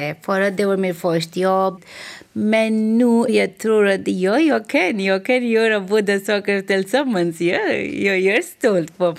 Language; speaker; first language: Swedish; non-native, learner; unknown